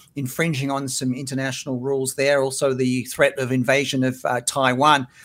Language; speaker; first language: English; native; English